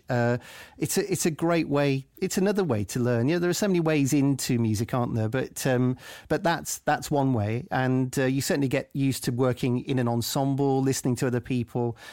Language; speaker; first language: English; native; English